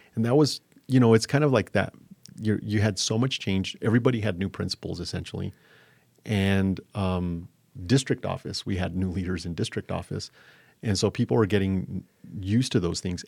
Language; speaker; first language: English; native; English